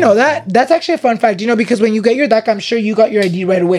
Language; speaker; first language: English; early bilingual, other home language; Spanish